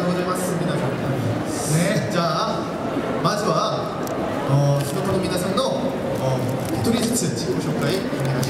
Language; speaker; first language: Japanese; non-native, learner; Korean